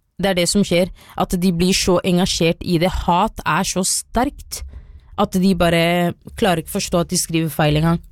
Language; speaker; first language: Norwegian; early bilingual, other home language; Somali